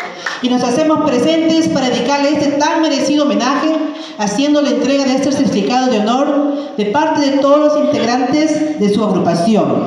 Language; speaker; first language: Spanish; native; Spanish